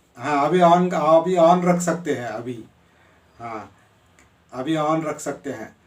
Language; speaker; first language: Hindi; non-native, local second language; Marathi